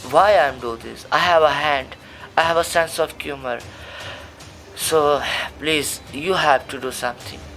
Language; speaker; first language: English; non-native, local second language; Hindi